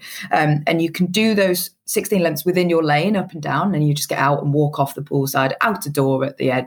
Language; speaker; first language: English; native; English